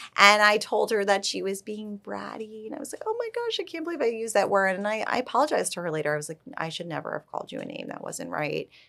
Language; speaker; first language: English; native; English